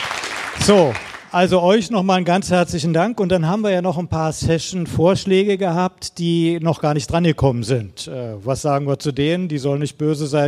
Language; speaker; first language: German; native; German